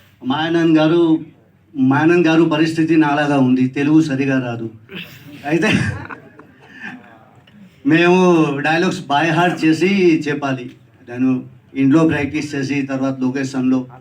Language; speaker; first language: Telugu; non-native, learner; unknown